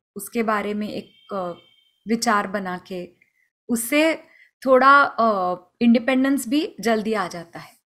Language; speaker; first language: Hindi; non-native, local second language; Marathi